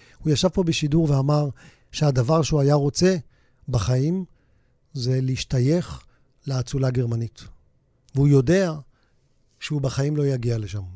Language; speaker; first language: Hebrew; native; Hebrew